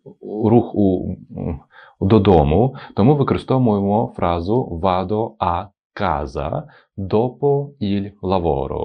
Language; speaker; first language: Ukrainian; non-native, local second language; Russian